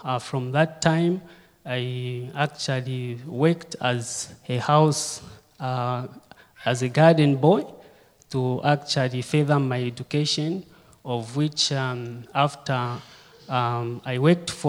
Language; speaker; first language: English; non-native, local second language; Bemba